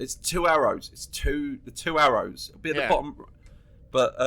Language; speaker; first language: English; native; English